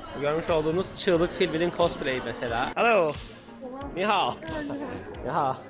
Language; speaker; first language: Chinese; non-native, learner; Turkish